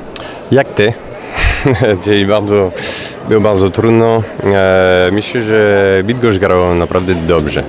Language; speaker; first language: Polish; non-native, fluent; French